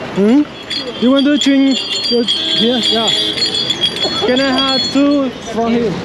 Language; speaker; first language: English; non-native, learner; Vietnamese